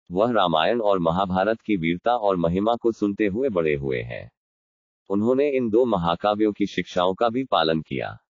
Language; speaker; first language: Hindi; non-native, local second language; Marathi